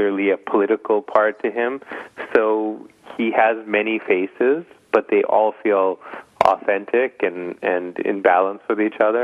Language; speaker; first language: English; native; English